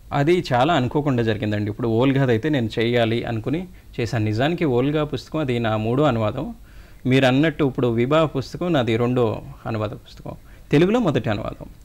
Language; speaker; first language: Telugu; native; Telugu